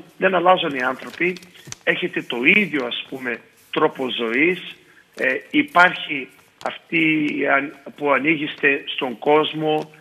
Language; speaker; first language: Greek; early bilingual, heritage; Greek